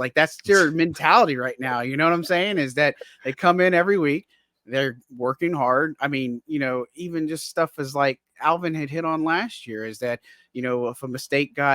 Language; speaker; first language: English; native; English